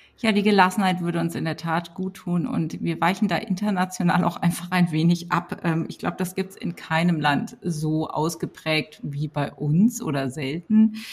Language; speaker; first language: German; native; German